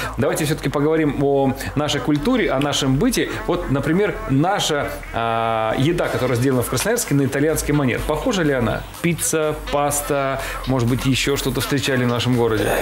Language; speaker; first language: Russian; native; Russian